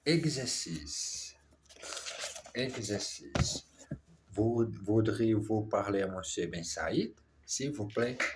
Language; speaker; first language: French; non-native, learner; Portuguese